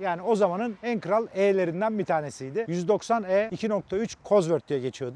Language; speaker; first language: Turkish; native; Turkish